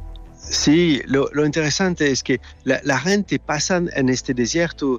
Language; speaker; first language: Spanish; non-native, fluent; French